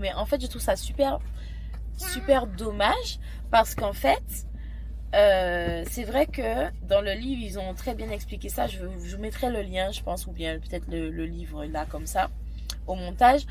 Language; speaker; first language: French; native; French